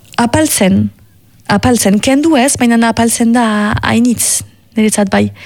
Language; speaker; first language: Basque; native; Basque